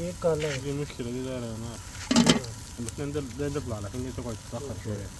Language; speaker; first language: Arabic; native; Arabic